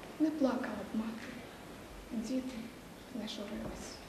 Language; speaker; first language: Ukrainian; native; Ukrainian